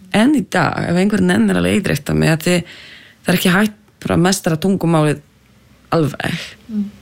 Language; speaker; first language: Icelandic; non-native, fluent; French